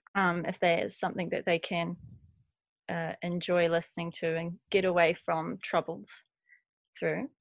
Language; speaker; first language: English; native; English